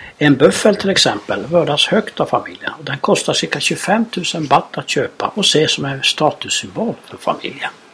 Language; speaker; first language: Swedish; native; Swedish